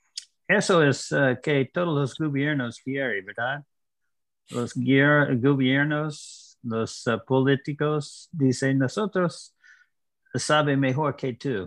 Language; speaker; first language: Spanish; non-native, learner; English